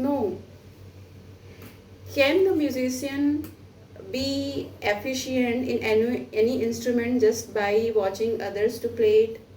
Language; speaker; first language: English; non-native, local second language; Hindi